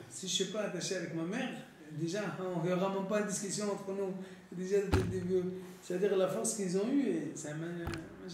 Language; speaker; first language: French; native; French